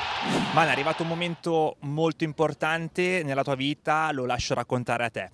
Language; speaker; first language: Italian; native; Italian